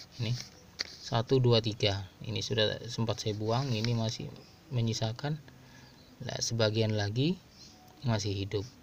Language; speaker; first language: Indonesian; non-native, local second language; Madurese